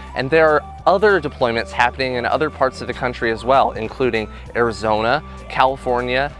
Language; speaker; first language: English; native; English